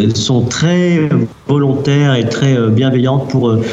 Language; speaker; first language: French; native; French